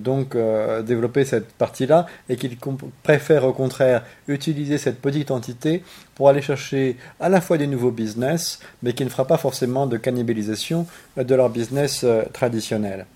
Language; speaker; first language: French; native; French